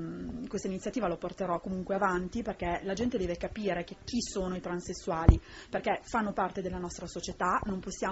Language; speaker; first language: Italian; native; Italian